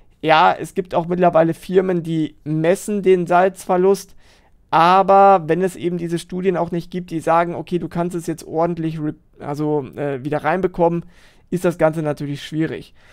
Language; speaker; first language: German; native; German